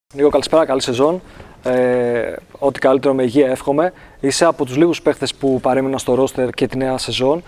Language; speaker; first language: Greek; native; Greek